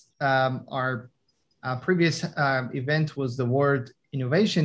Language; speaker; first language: English; non-native, fluent; Persian